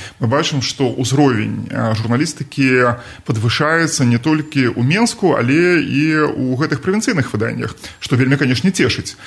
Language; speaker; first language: Belarusian; non-native, local second language; Russian